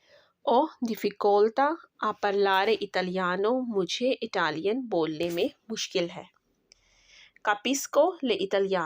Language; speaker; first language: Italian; non-native, learner; Urdu